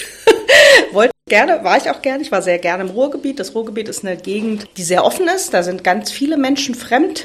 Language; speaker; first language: German; native; German